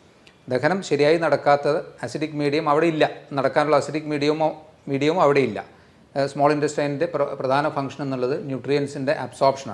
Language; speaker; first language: Malayalam; native; Malayalam